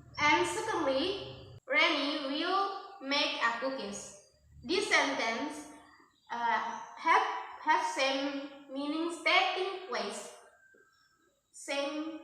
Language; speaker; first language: English; non-native, learner; Indonesian